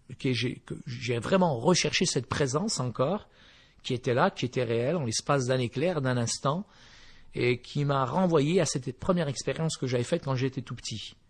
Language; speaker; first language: French; early bilingual, other home language; Berber languages